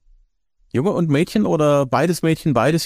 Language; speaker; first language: German; native; German